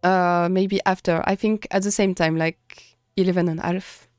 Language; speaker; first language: English; non-native, fluent; French